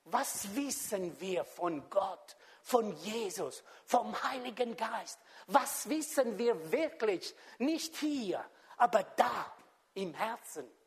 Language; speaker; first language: German; non-native, fluent; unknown